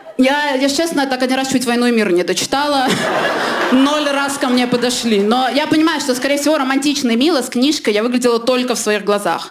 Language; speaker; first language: Russian; early bilingual, other home language; Armenian